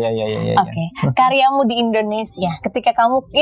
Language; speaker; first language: Indonesian; native; Indonesian